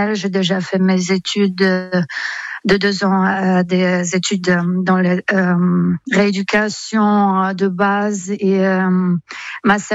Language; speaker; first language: French; non-native, fluent; Polish